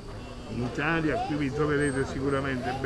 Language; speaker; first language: Italian; native; Italian